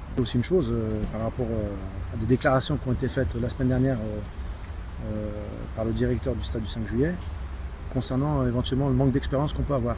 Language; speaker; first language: French; non-native, local second language; Arabic